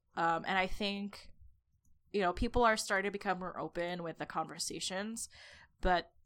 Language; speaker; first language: English; native; English